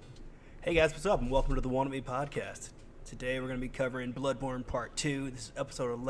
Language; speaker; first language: English; native; English